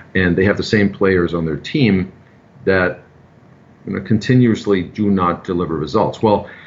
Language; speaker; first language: English; non-native, fluent; German